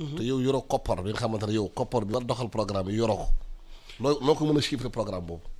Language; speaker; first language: Wolof; native; Wolof